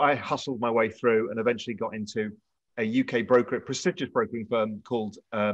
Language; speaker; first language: English; native; English